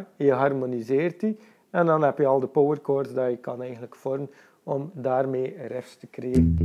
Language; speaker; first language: Dutch; native; Dutch